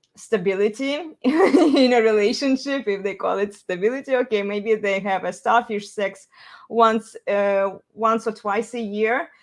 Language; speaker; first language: English; non-native, fluent; Russian